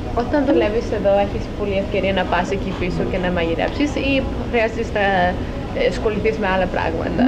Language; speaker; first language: Greek; non-native, learner; English